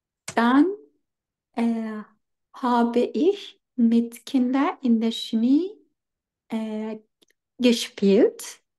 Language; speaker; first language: German; non-native, learner; Turkish